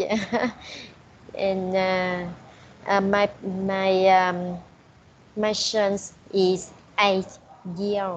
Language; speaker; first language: English; non-native, learner; Vietnamese